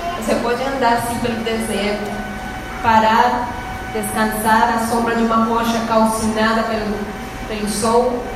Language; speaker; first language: Portuguese; non-native, fluent; Spanish